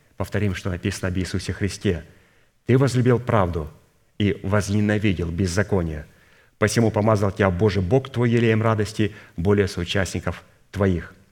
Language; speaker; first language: Russian; native; Russian